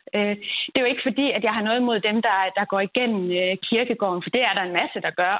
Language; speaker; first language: Danish; native; Danish